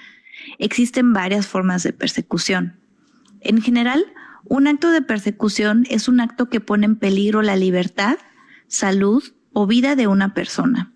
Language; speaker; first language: Spanish; native; Spanish